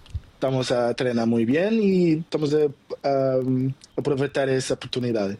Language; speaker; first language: Spanish; non-native, learner; Portuguese